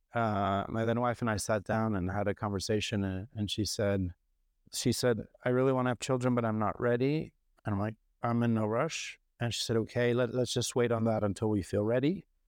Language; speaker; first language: English; non-native, fluent; French